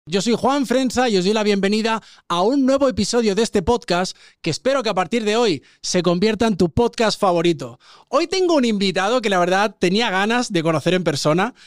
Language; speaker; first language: Spanish; native; Spanish